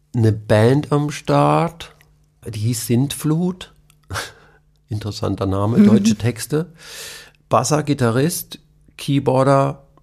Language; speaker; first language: German; native; German